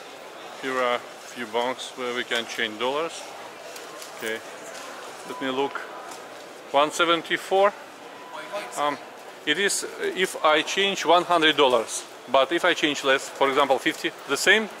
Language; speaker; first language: English; non-native, fluent; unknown